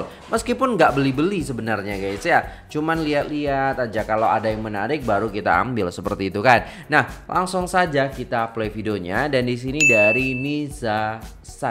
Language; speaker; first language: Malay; non-native, local second language; Javanese